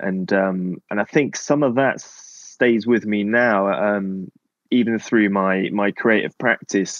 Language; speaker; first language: English; native; English